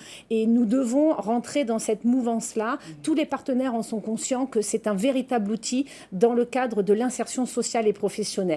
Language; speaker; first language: French; native; French